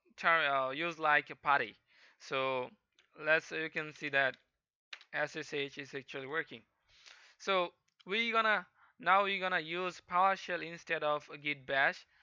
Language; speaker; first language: English; non-native, local second language; Hindi